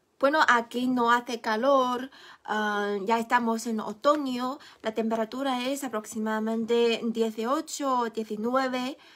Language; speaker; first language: Spanish; non-native, fluent; Chinese